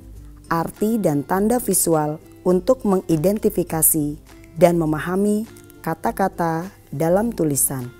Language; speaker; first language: Indonesian; native; Indonesian